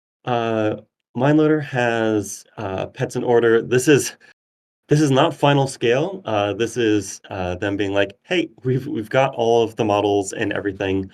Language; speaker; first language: English; native; English